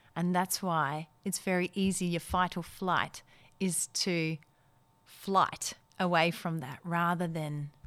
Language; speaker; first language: English; early bilingual, other home language; Dutch